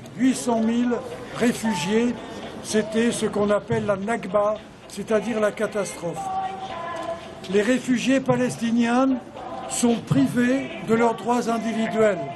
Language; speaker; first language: French; native; French